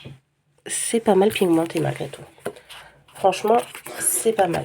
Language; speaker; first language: French; native; French